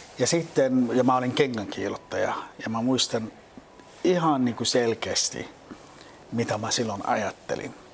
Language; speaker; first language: Finnish; non-native, fluent; Somali